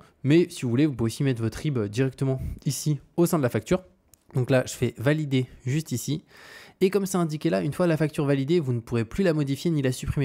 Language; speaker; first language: French; native; French